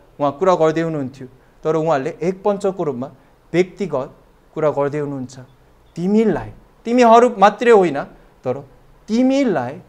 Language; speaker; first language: Nepali; non-native, fluent; Korean